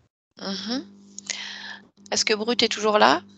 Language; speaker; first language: French; native; French